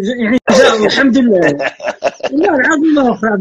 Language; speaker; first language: Arabic; native; Arabic